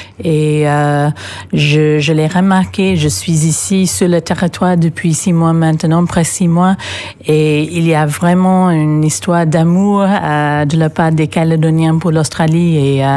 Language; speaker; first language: French; non-native, fluent; English